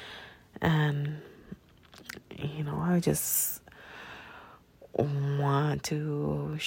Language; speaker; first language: English; native; English